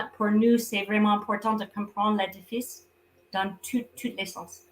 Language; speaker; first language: French; non-native, fluent; English